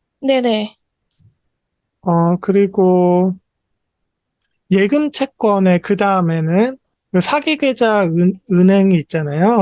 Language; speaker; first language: Korean; native; Korean